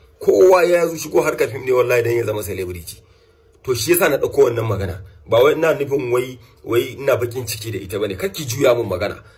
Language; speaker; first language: Hausa; non-native, local second language; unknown